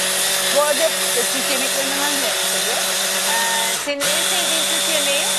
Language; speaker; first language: Turkish; native; Turkish